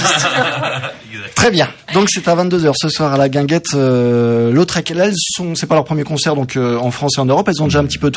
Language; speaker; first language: French; native; French